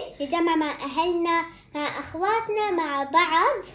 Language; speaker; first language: Arabic; native; Arabic